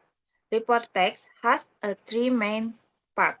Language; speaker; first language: English; non-native, learner; Indonesian